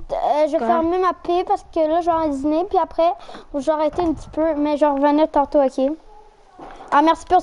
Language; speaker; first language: French; native; French